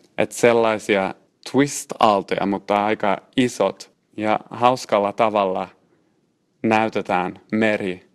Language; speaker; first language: Finnish; non-native, local second language; Swedish